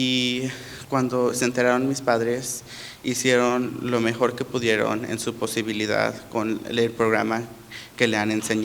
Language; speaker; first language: Spanish; early bilingual, heritage; Spanish